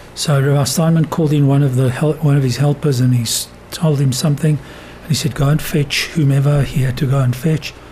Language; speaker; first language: English; native; English